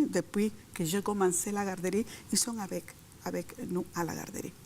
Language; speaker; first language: French; non-native, fluent; Spanish